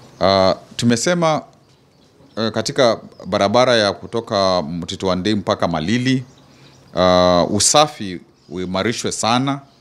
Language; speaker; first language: Swahili; non-native, local second language; Kamba